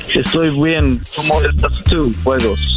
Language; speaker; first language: Spanish; non-native, learner; English